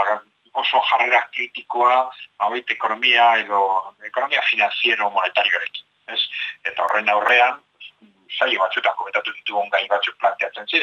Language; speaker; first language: Basque; native; Basque